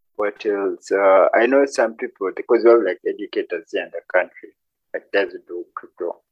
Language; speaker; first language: English; non-native, local second language; Ganda